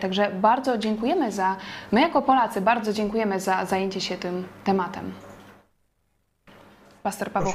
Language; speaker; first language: Polish; native; Polish